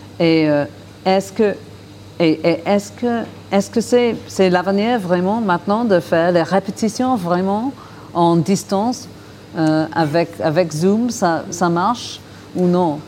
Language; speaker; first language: French; non-native, fluent; English